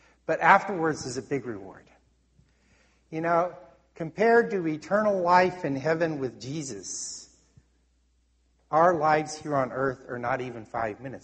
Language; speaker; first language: English; native; English